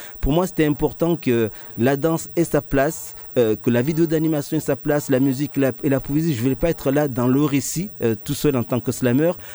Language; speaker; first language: French; early bilingual, other home language; Ngazidja Comorian